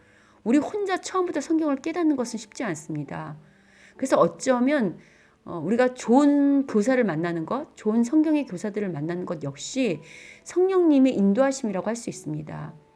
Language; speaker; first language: Korean; native; Korean